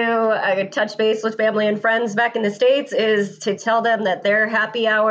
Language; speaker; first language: English; native; English